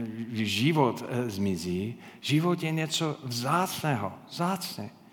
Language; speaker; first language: Czech; non-native, fluent; English